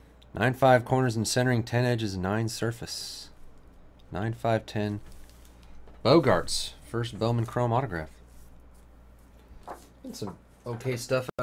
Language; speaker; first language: English; native; English